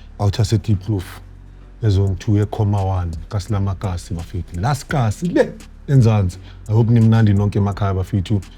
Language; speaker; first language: Zulu; native; Zulu